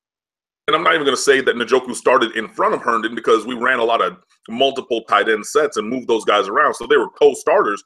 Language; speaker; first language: English; native; English